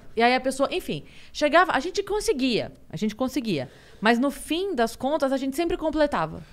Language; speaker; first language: Portuguese; native; Portuguese